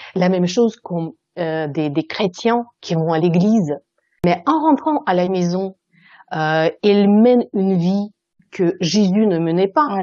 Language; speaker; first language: French; non-native, fluent; Russian